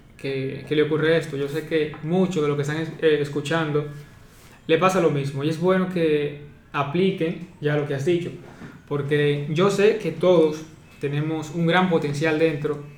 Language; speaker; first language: Spanish; native; Spanish